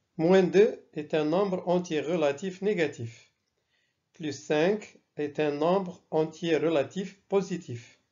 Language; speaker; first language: French; non-native, local second language; Arabic